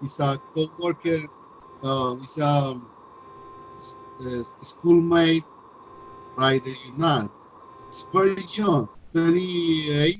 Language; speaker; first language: English; non-native, learner; Spanish